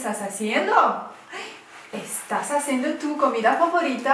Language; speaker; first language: Spanish; non-native, fluent; Italian